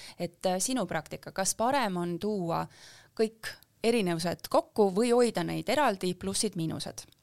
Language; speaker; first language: Estonian; native; Estonian